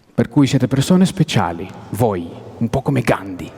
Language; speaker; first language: Italian; non-native, fluent; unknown